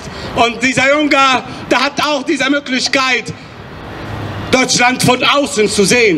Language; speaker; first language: German; non-native, fluent; Arabic